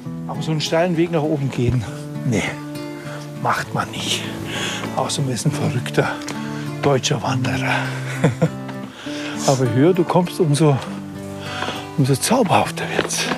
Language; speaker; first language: German; native; German